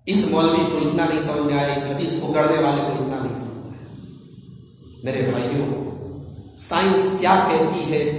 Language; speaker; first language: Urdu; native; Urdu